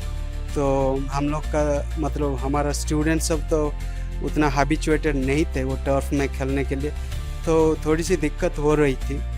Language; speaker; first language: Hindi; non-native, local second language; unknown